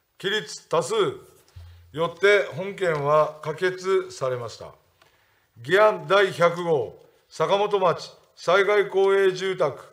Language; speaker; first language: Japanese; native; Japanese